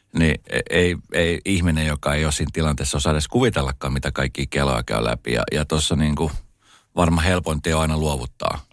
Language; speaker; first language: Finnish; native; Finnish